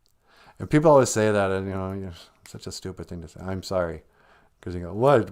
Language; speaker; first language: English; native; English